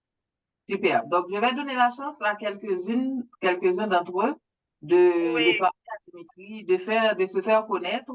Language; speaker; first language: French; native; French